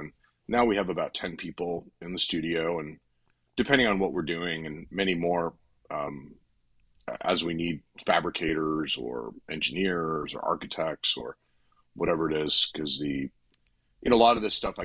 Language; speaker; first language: English; native; English